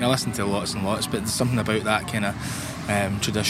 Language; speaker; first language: English; native; English